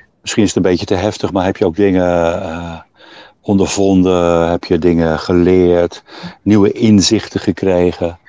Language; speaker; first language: Dutch; native; Dutch